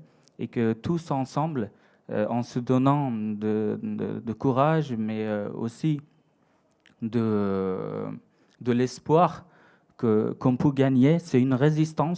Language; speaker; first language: French; non-native, fluent; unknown